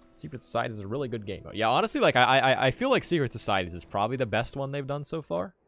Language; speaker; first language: English; native; English